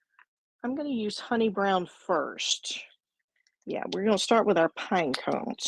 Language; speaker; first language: English; native; English